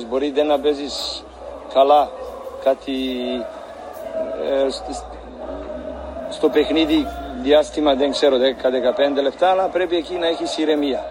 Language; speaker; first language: Greek; non-native, learner; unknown